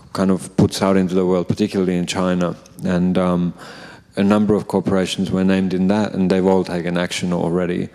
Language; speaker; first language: English; non-native, fluent; Finnish